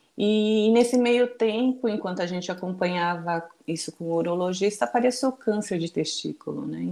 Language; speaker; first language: Portuguese; early bilingual, other home language; Japanese